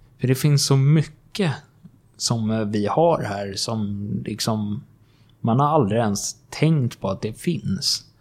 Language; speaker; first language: Swedish; native; Swedish